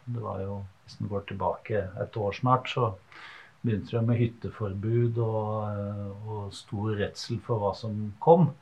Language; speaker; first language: Norwegian; native; Norwegian